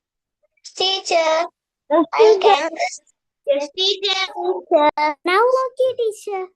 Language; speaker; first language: English; non-native, learner; Tamil